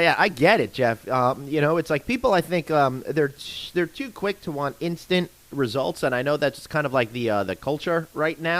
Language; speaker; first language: English; native; English